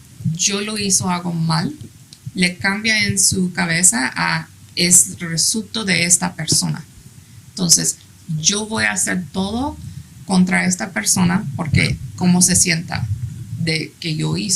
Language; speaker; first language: Spanish; early bilingual, heritage; English